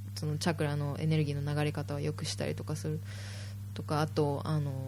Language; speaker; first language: Japanese; native; Japanese